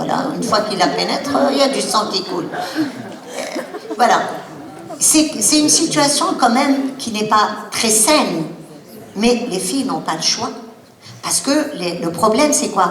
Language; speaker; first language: French; non-native, local second language; Arabic